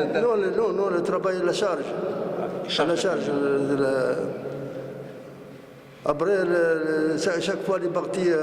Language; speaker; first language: French; non-native, learner; Arabic